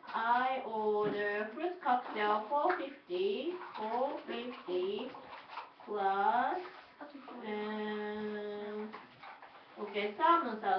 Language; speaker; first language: English; non-native, learner; Japanese